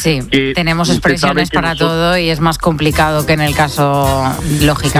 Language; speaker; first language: Spanish; native; Spanish